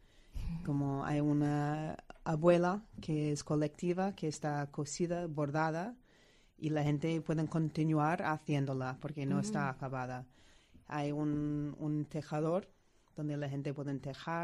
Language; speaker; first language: Spanish; non-native, fluent; English